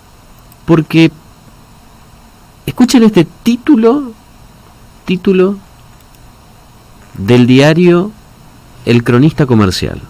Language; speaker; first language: Spanish; native; Spanish